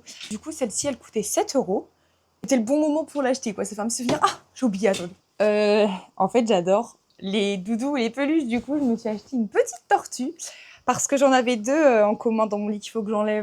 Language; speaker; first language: French; native; French